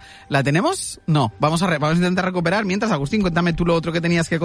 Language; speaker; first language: Spanish; native; Spanish